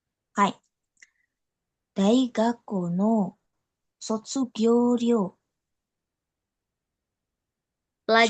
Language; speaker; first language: Japanese; non-native, learner; Indonesian